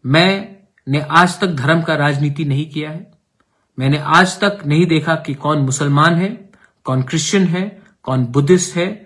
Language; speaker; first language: Hindi; non-native, local second language; Kok Borok